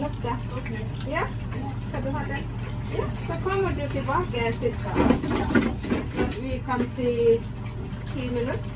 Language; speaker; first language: Norwegian; non-native, learner; Thai